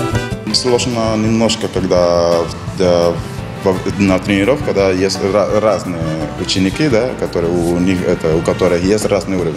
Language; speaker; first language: Russian; non-native, fluent; Spanish